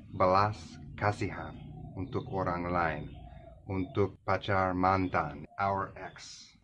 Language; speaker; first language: Indonesian; non-native, learner; English